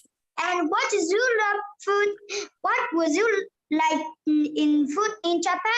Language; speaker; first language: English; non-native, learner; Vietnamese